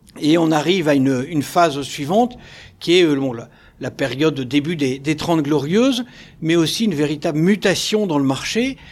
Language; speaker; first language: French; native; French